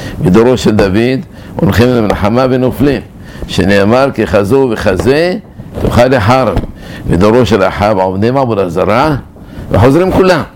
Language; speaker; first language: Hebrew; early bilingual, other home language; Arabic